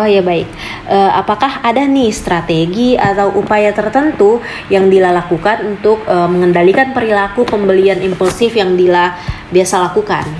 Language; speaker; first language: Indonesian; native; Indonesian